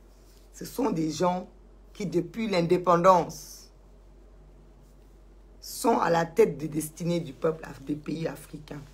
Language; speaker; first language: French; non-native, local second language; Wolof